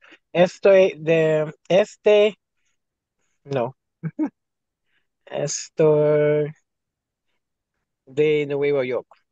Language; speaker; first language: Spanish; non-native, learner; English